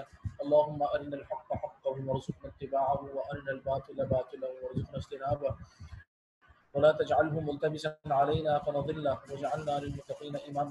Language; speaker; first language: Arabic; non-native, fluent; Urdu